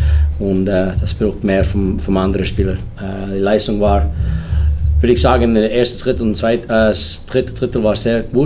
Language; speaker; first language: German; non-native, learner; English